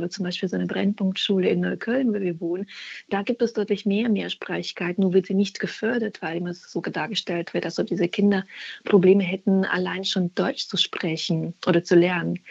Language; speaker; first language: German; early bilingual, other home language; Russian